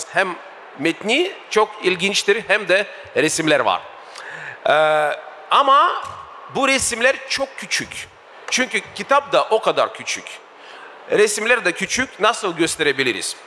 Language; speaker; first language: Turkish; non-native, fluent; Russian